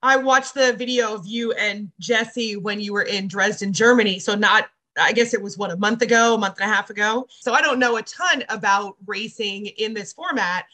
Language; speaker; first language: English; native; English